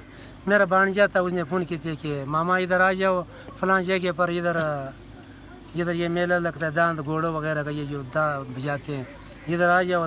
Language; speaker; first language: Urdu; non-native, local second language; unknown